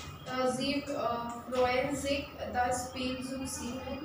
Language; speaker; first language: German; non-native, learner; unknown